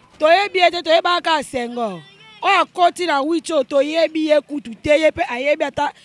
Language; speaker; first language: Lingala; native; Lingala